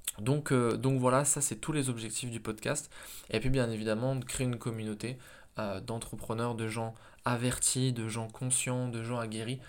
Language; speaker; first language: French; native; French